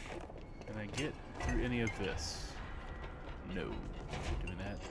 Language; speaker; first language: English; native; English